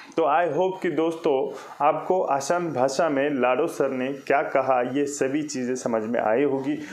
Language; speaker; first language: Hindi; non-native, local second language; Marathi